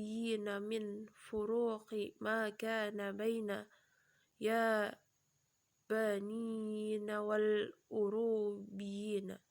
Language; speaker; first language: Arabic; non-native, learner; Indonesian